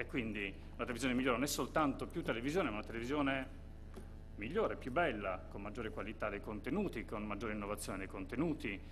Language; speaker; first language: Italian; native; Italian